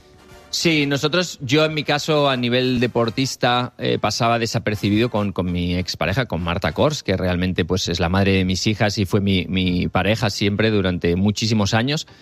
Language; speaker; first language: Spanish; native; Spanish